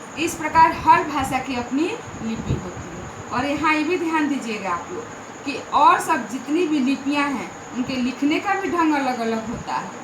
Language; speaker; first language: Hindi; native; Hindi